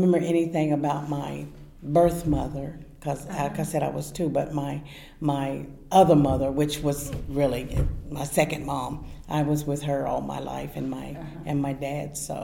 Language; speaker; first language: English; native; English